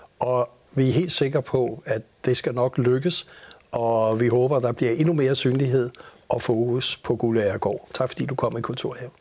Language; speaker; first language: Danish; native; Danish